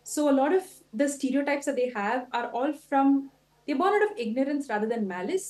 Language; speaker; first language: English; non-native, local second language; Tulu